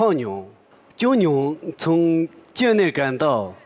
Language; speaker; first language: Chinese; non-native, local second language; Tibetan